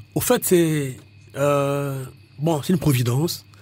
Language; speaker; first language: French; non-native, local second language; Lingala